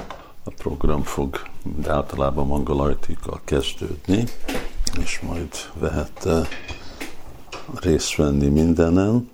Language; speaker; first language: Hungarian; early bilingual, heritage; Hungarian